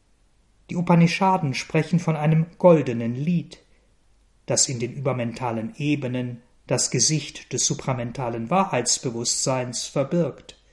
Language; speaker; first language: German; native; German